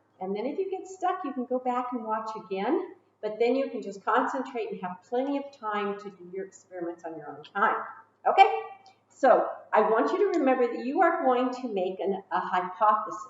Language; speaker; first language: English; native; English